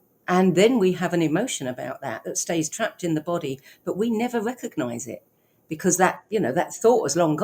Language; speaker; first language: English; native; English